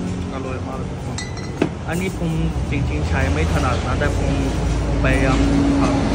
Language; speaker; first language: Thai; non-native, fluent; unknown